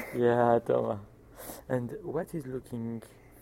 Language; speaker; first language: English; non-native, fluent; French